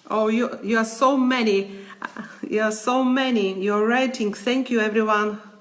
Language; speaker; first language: English; non-native, learner; Ukrainian